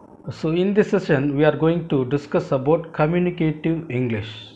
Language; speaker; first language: English; non-native, local second language; Tamil